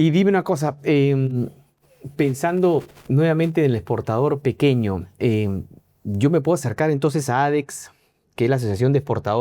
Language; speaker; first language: Spanish; native; Spanish